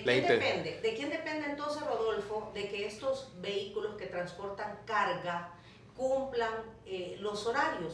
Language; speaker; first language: Spanish; native; Spanish